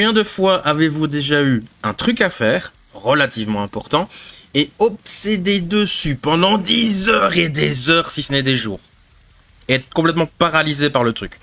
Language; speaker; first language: French; native; French